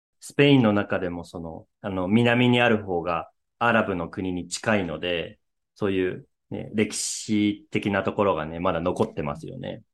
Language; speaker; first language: Japanese; native; Japanese